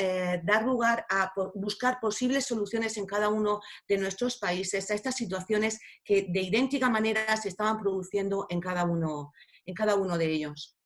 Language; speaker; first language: Spanish; native; Spanish